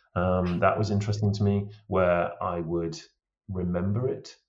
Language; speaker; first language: English; native; English